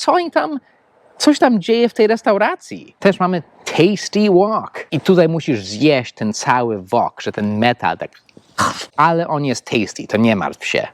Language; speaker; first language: Polish; non-native, fluent; English